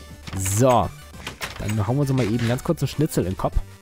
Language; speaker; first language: German; native; German